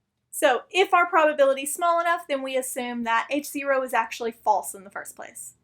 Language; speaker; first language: English; native; English